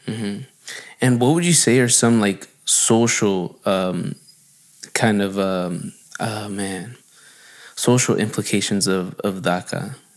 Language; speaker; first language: English; native; English